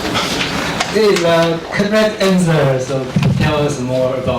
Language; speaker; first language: English; non-native, learner; Chinese